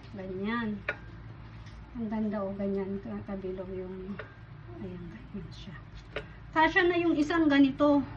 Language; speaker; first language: Filipino; native; Filipino